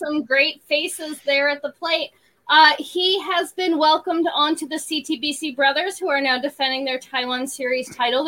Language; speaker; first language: English; native; English